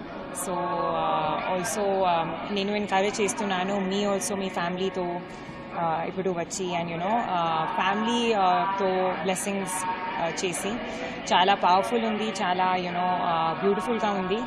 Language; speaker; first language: Telugu; non-native, learner; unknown